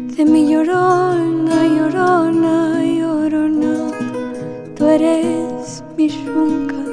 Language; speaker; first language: German; non-native, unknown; Spanish